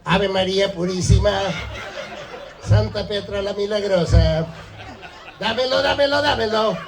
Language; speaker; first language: Spanish; early bilingual, heritage; Spanish